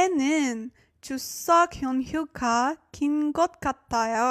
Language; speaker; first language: Korean; non-native, learner; English